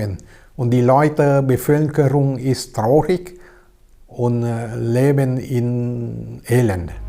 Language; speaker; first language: German; non-native, learner; Vietnamese